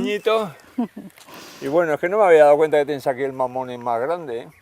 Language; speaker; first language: Spanish; native; Spanish